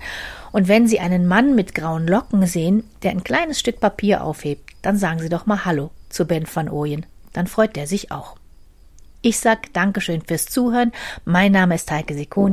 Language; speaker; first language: German; native; German